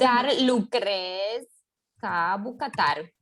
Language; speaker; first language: Romanian; non-native, learner; Spanish